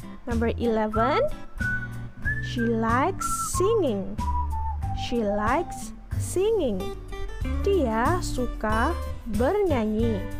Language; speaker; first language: English; non-native, fluent; Indonesian